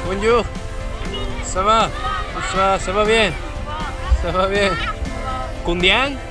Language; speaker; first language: French; non-native, learner; Spanish